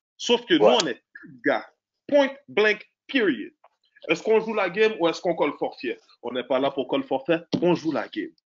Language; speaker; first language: French; native; French